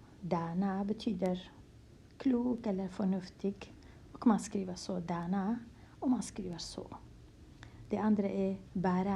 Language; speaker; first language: Swedish; non-native, fluent; Kurdish